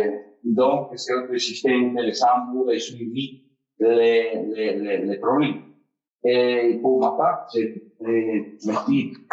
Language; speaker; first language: French; non-native, fluent; Spanish